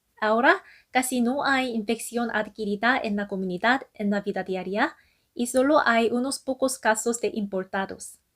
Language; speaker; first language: Spanish; non-native, fluent; Korean